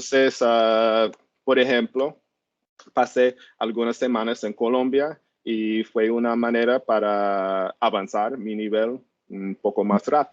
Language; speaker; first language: Spanish; non-native, learner; English